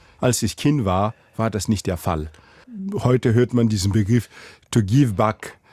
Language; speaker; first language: German; non-native, fluent; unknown